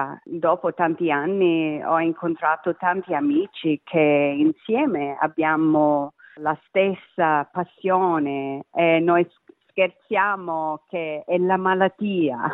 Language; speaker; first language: Italian; early bilingual, heritage; Italian